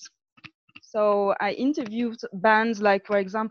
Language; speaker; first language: English; non-native, fluent; French